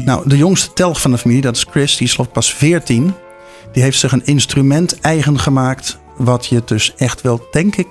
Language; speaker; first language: Dutch; native; Dutch